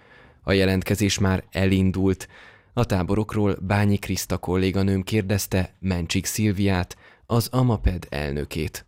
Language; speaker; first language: Hungarian; native; Hungarian